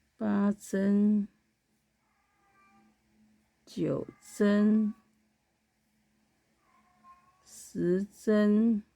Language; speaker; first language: Chinese; native; Chinese